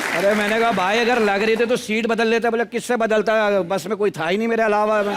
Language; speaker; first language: Hindi; native; Hindi